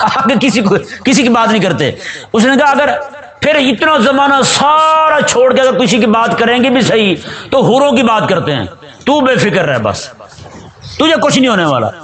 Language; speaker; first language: Urdu; non-native, local second language; Punjabi